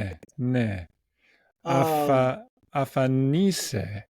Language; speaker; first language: Greek; non-native, learner; English